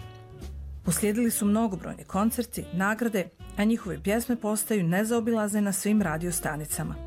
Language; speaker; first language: Croatian; native; Croatian